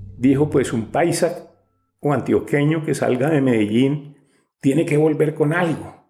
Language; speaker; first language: Spanish; native; Spanish